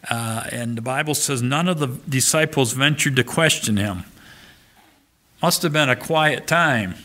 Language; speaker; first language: English; native; English